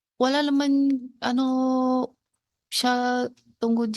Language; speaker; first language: Filipino; non-native, learner; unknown